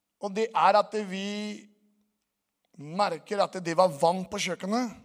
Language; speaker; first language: Norwegian; non-native, fluent; Portuguese